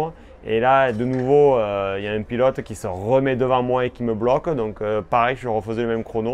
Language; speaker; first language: French; native; French